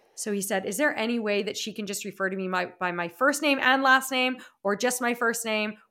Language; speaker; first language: English; native; English